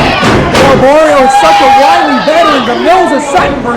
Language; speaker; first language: English; native; English